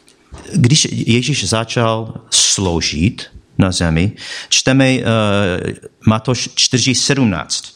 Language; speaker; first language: Czech; non-native, fluent; English